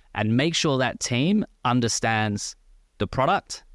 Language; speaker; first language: English; native; English